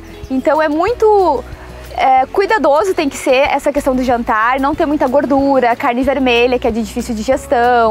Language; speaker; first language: Portuguese; native; Portuguese